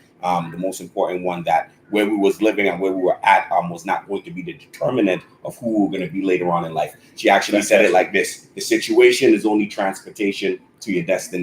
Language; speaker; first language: English; native; English